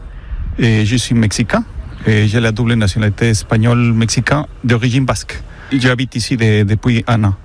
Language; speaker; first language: French; non-native, learner; Spanish